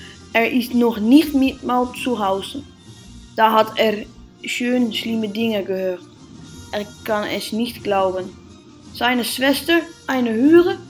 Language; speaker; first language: German; non-native, learner; Dutch